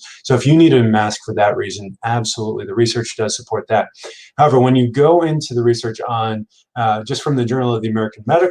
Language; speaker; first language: English; native; English